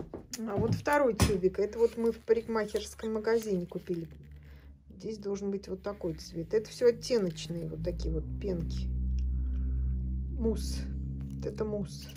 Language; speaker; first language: Russian; native; Russian